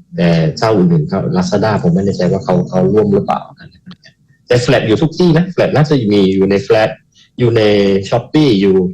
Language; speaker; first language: Thai; non-native, fluent; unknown